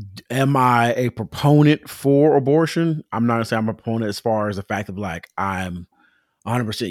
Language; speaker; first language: English; native; English